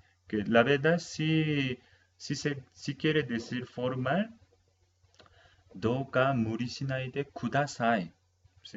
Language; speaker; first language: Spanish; non-native, fluent; Japanese